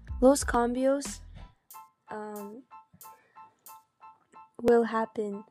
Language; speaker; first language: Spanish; non-native, learner; English